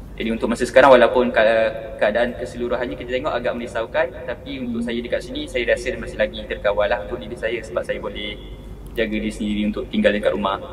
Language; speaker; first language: Malay; native; Malay